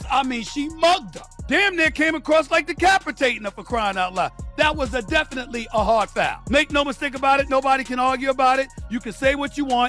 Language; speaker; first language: English; native; English